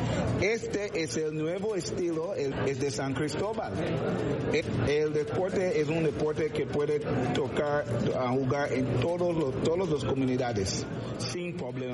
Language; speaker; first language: Spanish; non-native, learner; English